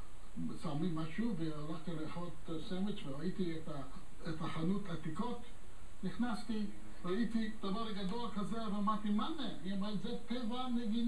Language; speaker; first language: Hebrew; non-native, fluent; English